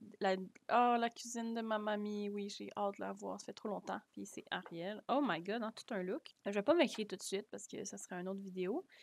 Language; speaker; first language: French; native; French